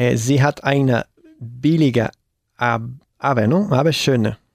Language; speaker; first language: German; non-native, learner; Spanish